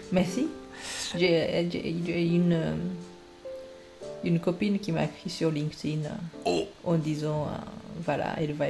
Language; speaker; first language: French; non-native, fluent; Japanese